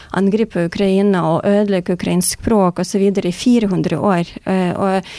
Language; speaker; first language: Norwegian; non-native, fluent; Ukrainian